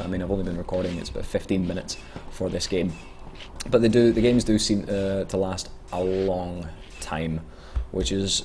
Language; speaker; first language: English; native; English